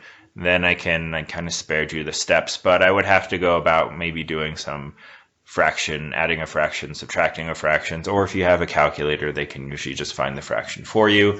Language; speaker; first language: English; native; English